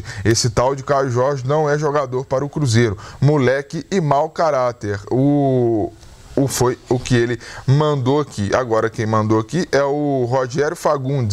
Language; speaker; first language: Portuguese; native; Portuguese